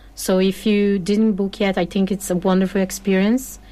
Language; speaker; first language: English; non-native, fluent; Portuguese